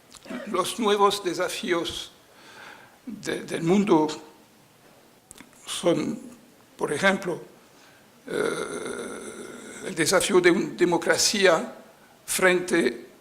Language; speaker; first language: Spanish; non-native, fluent; French